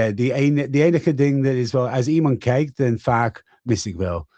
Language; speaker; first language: Dutch; non-native, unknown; English